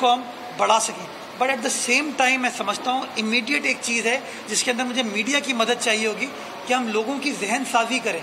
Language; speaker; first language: Urdu; native; Urdu